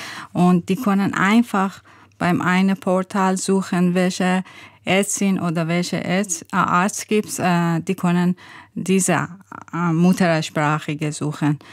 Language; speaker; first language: German; non-native, learner; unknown